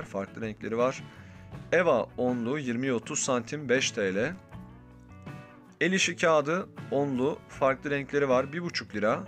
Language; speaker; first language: Turkish; native; Turkish